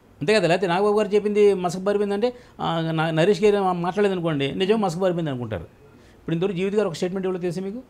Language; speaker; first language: Telugu; native; Telugu